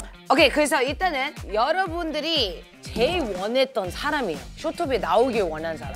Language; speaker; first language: Korean; early bilingual, heritage; Korean